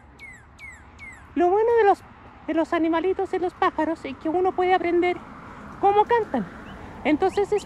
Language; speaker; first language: Spanish; native; Spanish